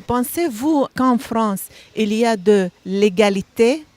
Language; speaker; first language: French; non-native, learner; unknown